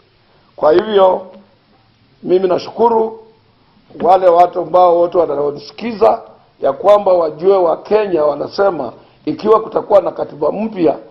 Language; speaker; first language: Swahili; non-native, local second language; Luyia